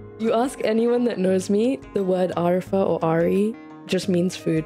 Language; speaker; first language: English; early bilingual, other home language; Hindi